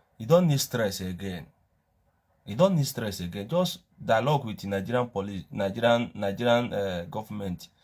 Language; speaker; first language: Nigerian Pidgin; non-native, local second language; Igbo